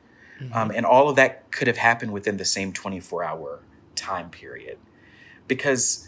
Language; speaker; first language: English; native; English